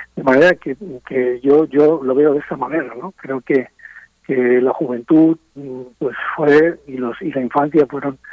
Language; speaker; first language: Spanish; native; Spanish